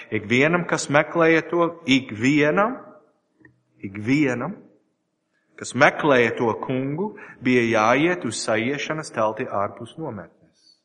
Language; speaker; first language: Latvian; non-native, learner; English